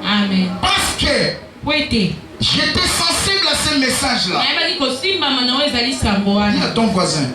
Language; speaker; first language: French; non-native, local second language; Lingala